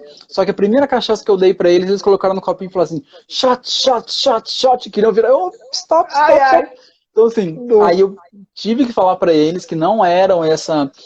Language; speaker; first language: Portuguese; native; Portuguese